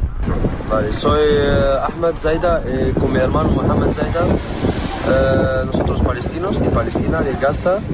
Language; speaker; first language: Spanish; non-native, learner; Arabic